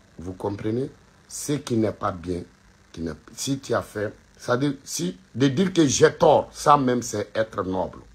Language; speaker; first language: French; non-native, local second language; Bambara